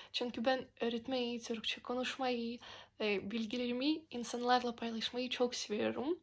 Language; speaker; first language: Turkish; non-native, fluent; Russian